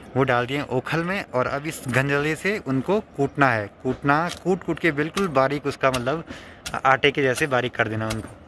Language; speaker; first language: Hindi; native; Hindi